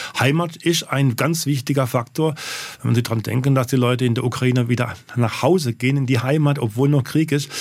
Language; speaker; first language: German; native; German